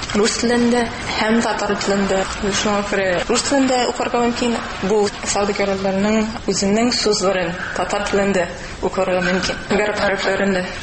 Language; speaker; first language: Tatar; non-native, fluent; English